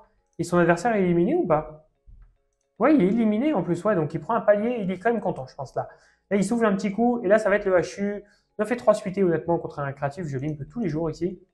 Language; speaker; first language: French; native; French